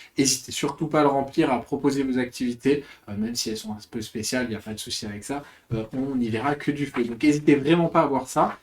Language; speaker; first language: French; native; French